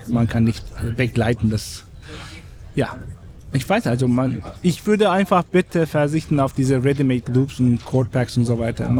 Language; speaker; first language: German; non-native, fluent; Turkish